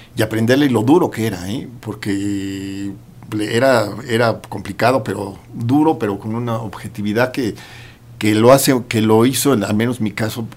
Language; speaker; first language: Spanish; native; Spanish